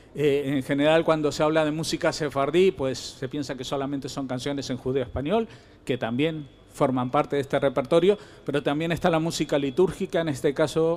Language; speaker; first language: Spanish; native; Spanish